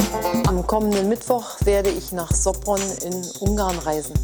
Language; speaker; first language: German; native; German